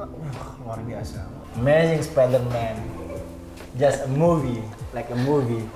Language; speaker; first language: English; non-native, learner; Indonesian